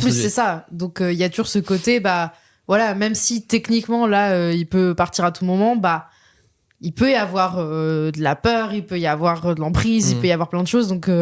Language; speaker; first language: French; native; French